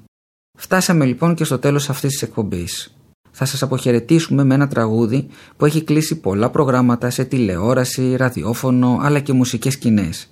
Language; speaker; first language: Greek; native; Greek